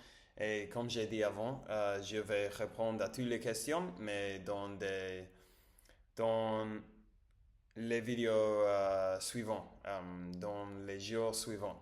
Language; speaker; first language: French; non-native, learner; Spanish